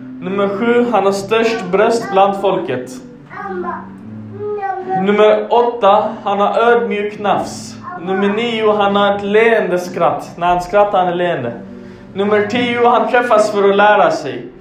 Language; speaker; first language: Swedish; non-native, fluent; Arabic